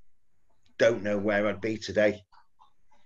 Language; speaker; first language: English; native; English